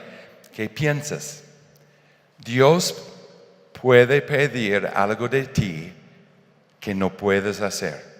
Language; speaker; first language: Spanish; non-native, fluent; English